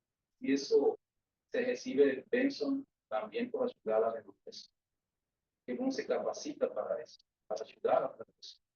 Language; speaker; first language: Portuguese; non-native, learner; Spanish